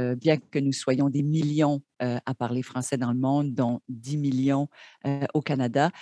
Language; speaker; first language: French; native; French